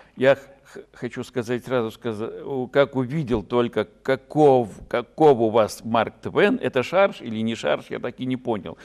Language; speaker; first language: Russian; native; Russian